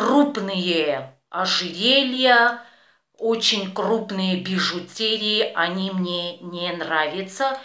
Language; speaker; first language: Russian; non-native, fluent; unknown